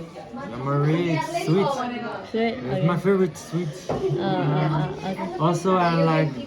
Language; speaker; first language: English; non-native, fluent; Chinese